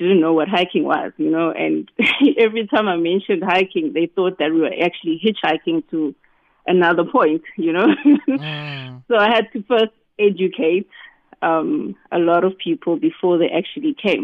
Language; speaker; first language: English; non-native, local second language; Southern Sotho